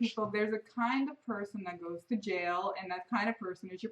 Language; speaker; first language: English; native; English